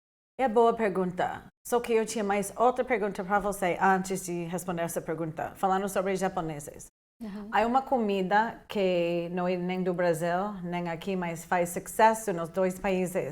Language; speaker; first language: Portuguese; non-native, fluent; English